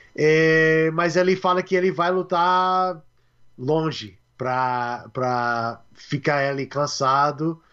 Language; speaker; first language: Portuguese; non-native, learner; English